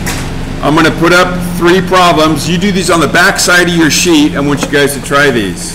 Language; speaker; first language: English; native; English